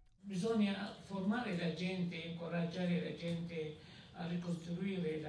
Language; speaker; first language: Italian; non-native, fluent; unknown